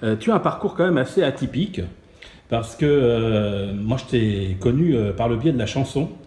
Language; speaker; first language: French; native; French